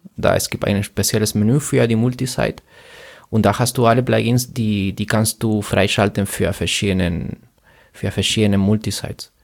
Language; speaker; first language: German; non-native, fluent; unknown